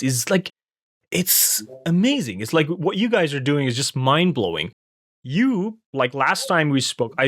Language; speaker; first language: English; non-native, fluent; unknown